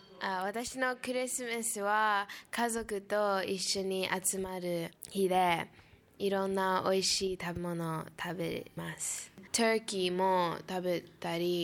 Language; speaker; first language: Japanese; early bilingual, heritage; Japanese